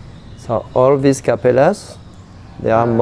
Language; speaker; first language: English; non-native, fluent; French